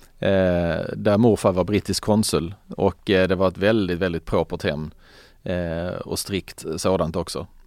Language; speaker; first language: Swedish; early bilingual, other home language; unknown